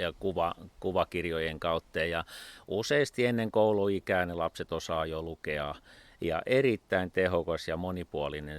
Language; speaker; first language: Finnish; native; Finnish